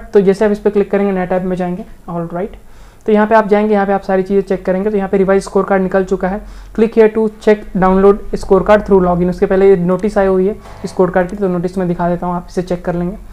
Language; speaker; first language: Hindi; native; Hindi